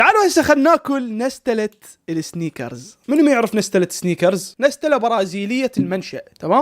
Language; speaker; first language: Arabic; native; Arabic